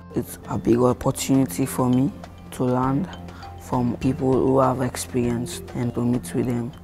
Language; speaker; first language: English; non-native, local second language; Krio